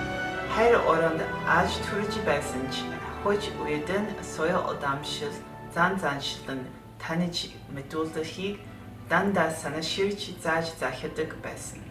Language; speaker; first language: Mongolian; early bilingual, heritage; Mongolian